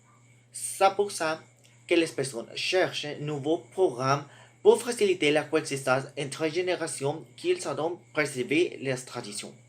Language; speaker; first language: French; non-native, learner; Spanish